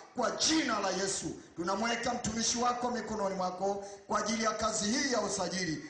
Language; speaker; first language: Swahili; native; Swahili